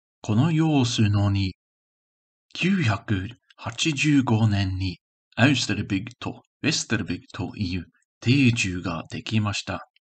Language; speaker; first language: Japanese; non-native, learner; English